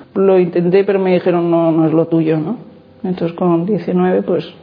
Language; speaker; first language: Spanish; native; Spanish